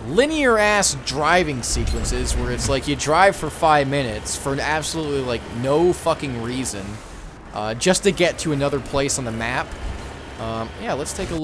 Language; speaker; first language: English; native; English